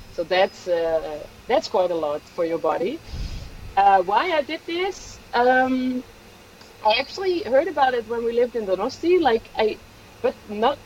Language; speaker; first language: English; non-native, fluent; Dutch